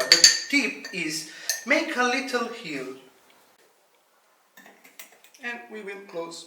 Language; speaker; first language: English; non-native, fluent; Italian